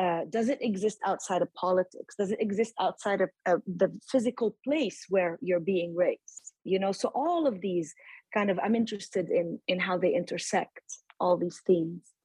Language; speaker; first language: English; non-native, fluent; Arabic